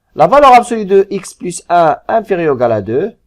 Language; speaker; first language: French; non-native, local second language; Arabic